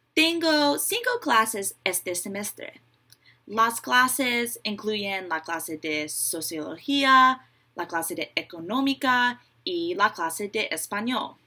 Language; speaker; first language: Spanish; non-native, learner; English